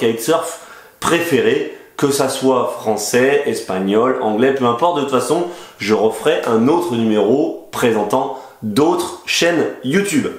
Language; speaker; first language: French; native; French